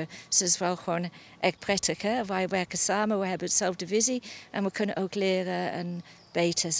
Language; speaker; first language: Dutch; non-native, fluent; English